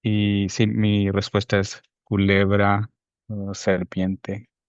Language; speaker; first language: Spanish; non-native, fluent; English